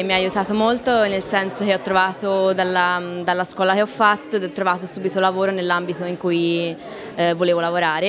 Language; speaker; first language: Italian; native; Italian